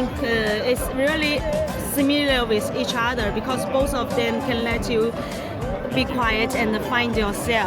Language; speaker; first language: English; non-native, learner; Chinese